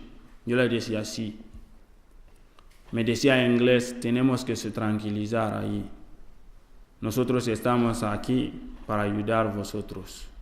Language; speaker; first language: Spanish; non-native, learner; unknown